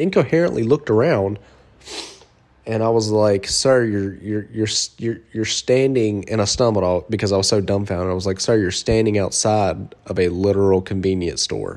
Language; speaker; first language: English; native; English